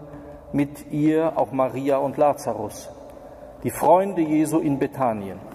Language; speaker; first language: German; native; German